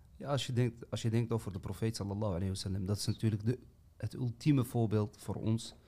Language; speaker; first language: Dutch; native; Dutch